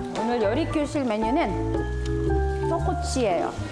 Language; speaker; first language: Korean; non-native, learner; Filipino